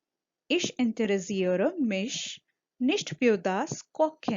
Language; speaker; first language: German; non-native, fluent; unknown